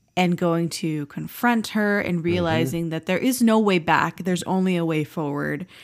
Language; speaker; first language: English; native; English